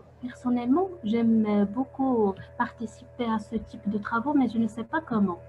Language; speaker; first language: French; non-native, local second language; Arabic